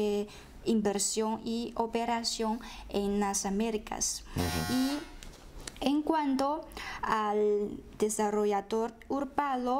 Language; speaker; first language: Spanish; non-native, fluent; Chinese